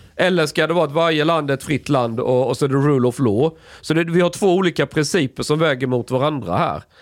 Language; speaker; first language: Swedish; native; Swedish